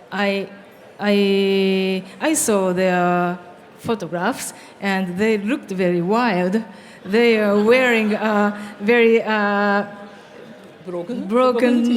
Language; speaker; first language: English; non-native, learner; Japanese